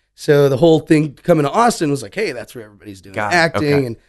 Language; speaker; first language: English; native; English